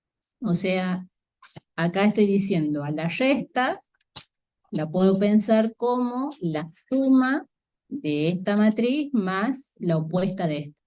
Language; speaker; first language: Spanish; native; Spanish